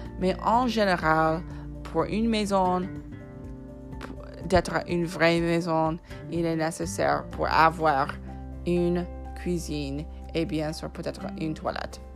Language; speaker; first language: French; non-native, fluent; English